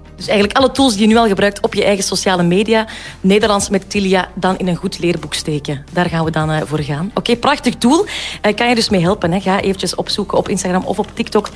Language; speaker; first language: Dutch; native; Dutch